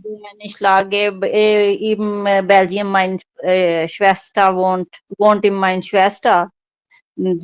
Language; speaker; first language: German; non-native, learner; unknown